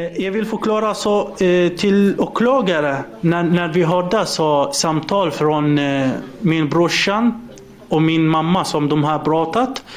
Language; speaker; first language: Swedish; non-native, learner; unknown